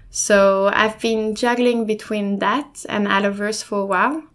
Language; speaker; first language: English; non-native, fluent; German